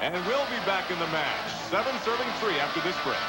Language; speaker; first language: English; native; English